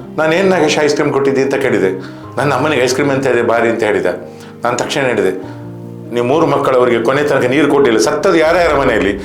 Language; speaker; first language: Kannada; non-native, local second language; Tulu